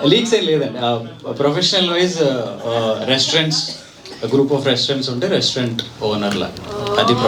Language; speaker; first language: Telugu; native; Telugu